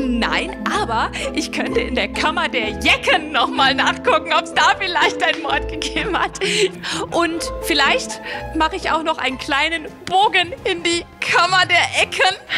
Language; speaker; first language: German; native; German